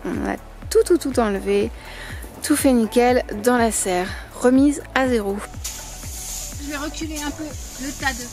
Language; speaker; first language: French; native; French